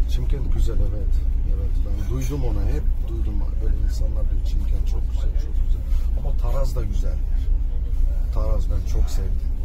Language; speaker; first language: Turkish; non-native, learner; Kazakh